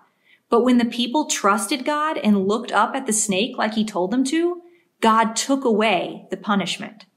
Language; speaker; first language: English; native; English